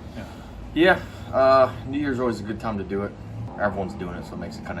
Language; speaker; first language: English; native; English